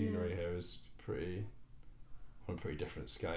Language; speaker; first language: English; native; English